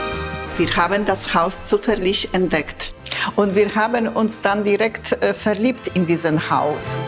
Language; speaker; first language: German; non-native, fluent; Polish